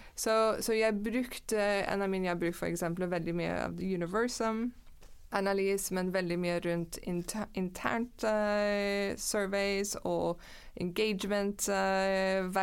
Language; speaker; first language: Norwegian; non-native, fluent; English